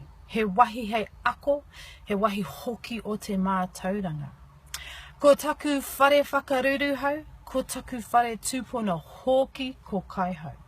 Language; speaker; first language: Māori; non-native, learner; English